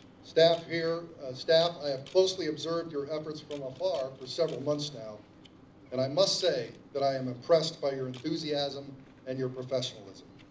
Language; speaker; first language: English; native; English